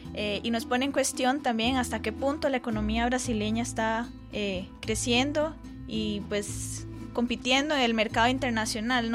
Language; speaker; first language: Spanish; native; Spanish